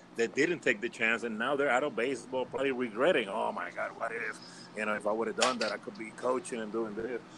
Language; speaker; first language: English; early bilingual, other home language; Spanish